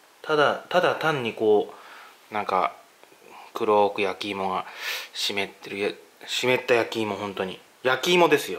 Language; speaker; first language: Japanese; native; Japanese